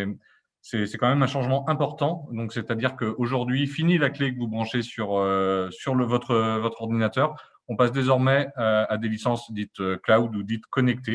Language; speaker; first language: French; native; French